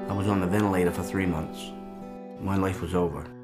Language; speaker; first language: English; native; English